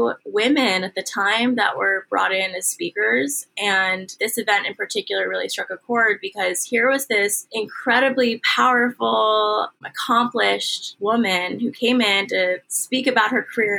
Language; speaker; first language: English; native; English